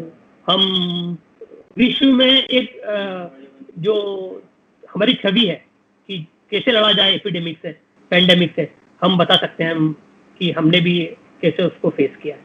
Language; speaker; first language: Hindi; native; Hindi